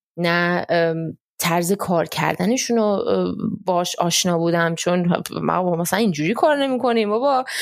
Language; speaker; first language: Persian; early bilingual, heritage; Persian